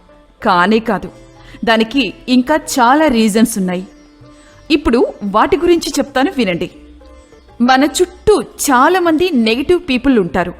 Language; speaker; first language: Telugu; native; Telugu